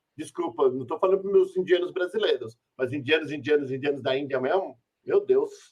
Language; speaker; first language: Portuguese; native; Portuguese